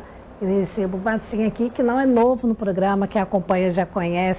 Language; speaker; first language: Portuguese; native; Portuguese